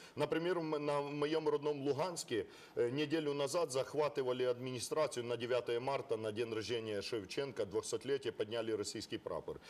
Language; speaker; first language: Ukrainian; non-native, local second language; Russian